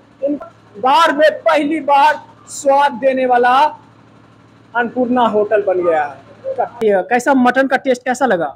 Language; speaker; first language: Hindi; native; Hindi